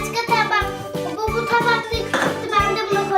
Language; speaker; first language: Turkish; early bilingual, heritage; Turkish